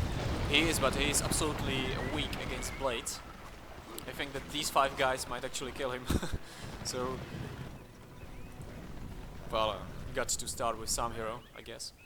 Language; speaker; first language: English; non-native, fluent; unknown